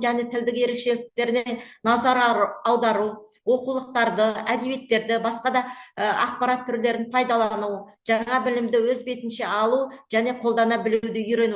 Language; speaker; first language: Kazakh; native; Kazakh